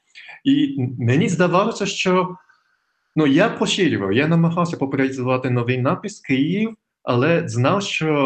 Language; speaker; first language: Ukrainian; non-native, fluent; Japanese